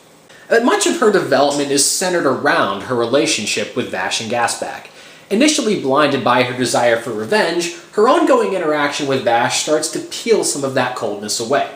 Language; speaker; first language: English; native; English